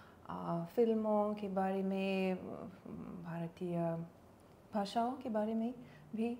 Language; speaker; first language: Hindi; non-native, learner; Lithuanian